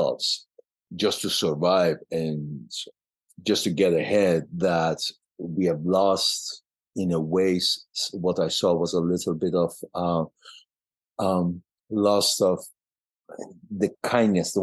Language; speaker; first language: English; non-native, fluent; Persian